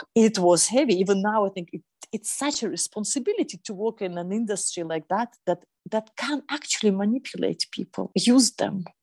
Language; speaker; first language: English; non-native, fluent; Russian